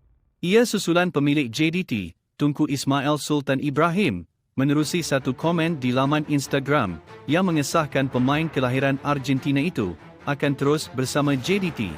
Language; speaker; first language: Malay; native; Malay